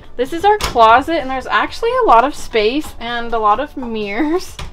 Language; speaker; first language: English; native; English